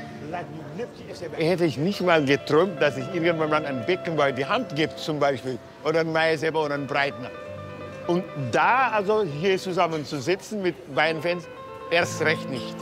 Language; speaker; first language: German; non-native, fluent; Wolof